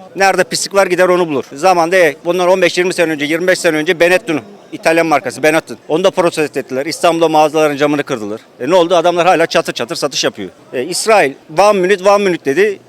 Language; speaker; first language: Turkish; native; Turkish